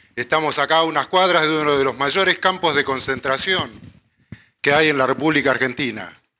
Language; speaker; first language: Spanish; native; Spanish